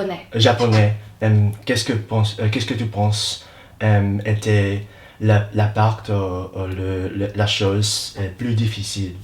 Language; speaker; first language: French; non-native, learner; English